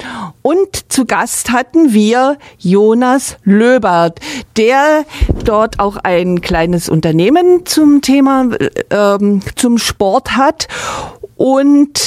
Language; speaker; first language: German; native; German